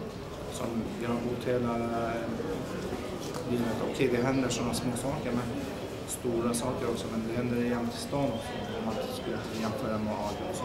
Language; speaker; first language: Swedish; early bilingual, other home language; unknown